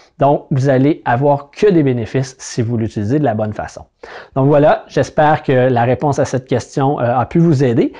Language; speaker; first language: French; native; French